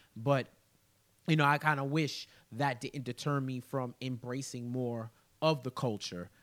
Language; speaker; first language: English; early bilingual, other home language; Haitian Creole